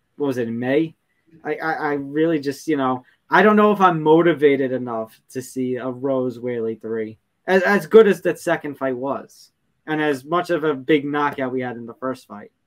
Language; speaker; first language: English; native; English